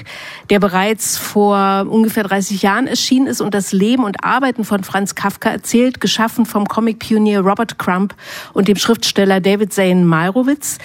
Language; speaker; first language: German; native; German